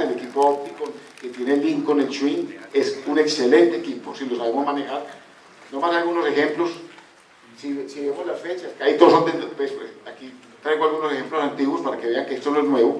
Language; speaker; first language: Spanish; native; Spanish